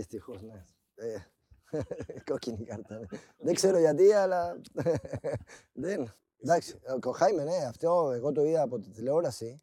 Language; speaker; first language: Greek; non-native, fluent; Spanish